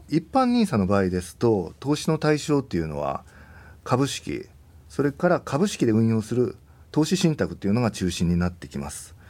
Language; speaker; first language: Japanese; native; Japanese